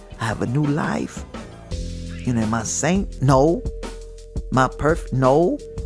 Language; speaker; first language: English; early bilingual, other home language; Spanish